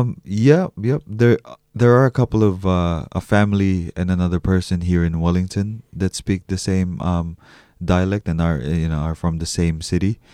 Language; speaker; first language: English; early bilingual, other home language; Chavacano